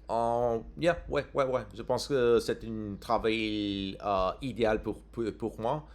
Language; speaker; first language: French; non-native, learner; English